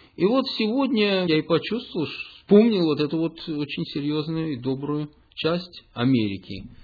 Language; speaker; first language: Russian; early bilingual, heritage; Russian